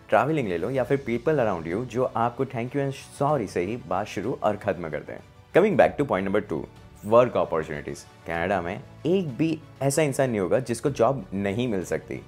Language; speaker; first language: Hindi; native; Hindi